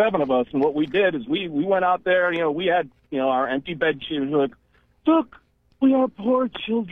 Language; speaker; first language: English; native; English